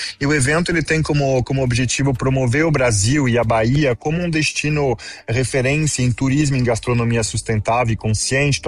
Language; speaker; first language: Portuguese; non-native, fluent; French